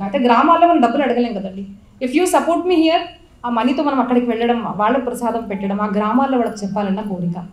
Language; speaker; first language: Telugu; non-native, local second language; Marathi